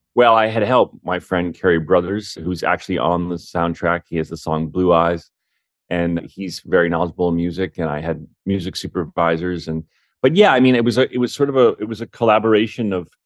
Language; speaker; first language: English; native; English